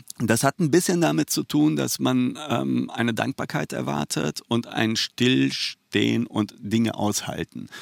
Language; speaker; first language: German; early bilingual, other home language; Persian